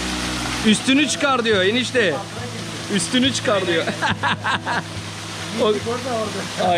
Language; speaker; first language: Turkish; early bilingual, heritage; Turkish